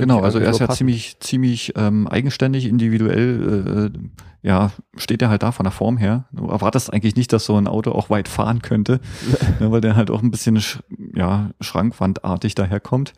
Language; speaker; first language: German; native; German